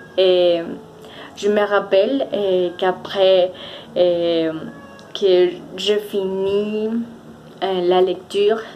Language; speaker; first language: French; non-native, fluent; Spanish